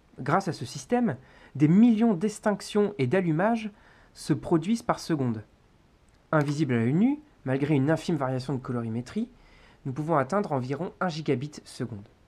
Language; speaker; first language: French; native; French